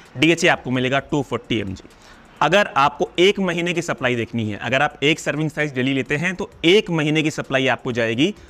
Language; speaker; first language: Hindi; non-native, local second language; Punjabi